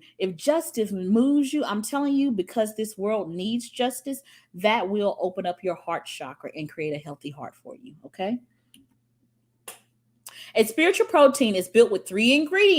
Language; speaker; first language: English; native; English